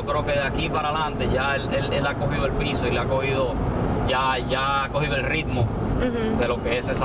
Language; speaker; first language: Spanish; native; Spanish